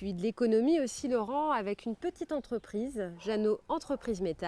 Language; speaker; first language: French; native; French